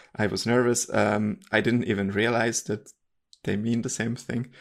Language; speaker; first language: English; non-native, fluent; Hungarian